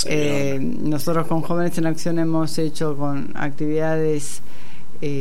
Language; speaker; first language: Spanish; native; Spanish